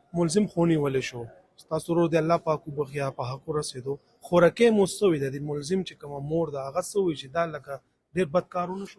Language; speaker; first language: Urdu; non-native, local second language; Pashto